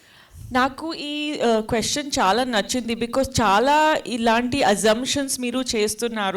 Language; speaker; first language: Telugu; non-native, fluent; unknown